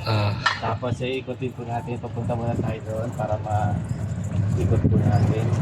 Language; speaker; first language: Filipino; native; Filipino